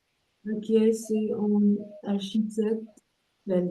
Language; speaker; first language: French; non-native, learner; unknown